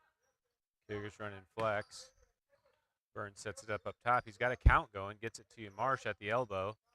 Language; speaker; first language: English; native; English